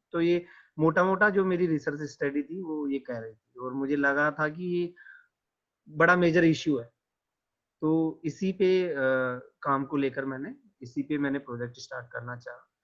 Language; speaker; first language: Hindi; native; Hindi